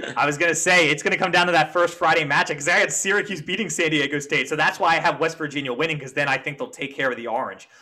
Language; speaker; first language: English; native; English